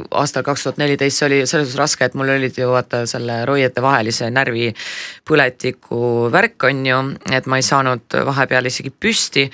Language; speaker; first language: Estonian; non-native, fluent; Russian